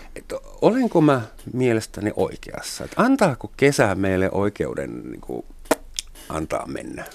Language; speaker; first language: Finnish; non-native, fluent; German